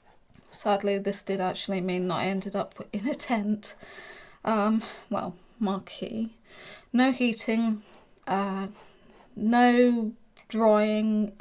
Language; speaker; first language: English; native; English